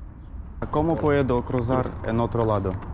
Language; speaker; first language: Spanish; non-native, learner; Russian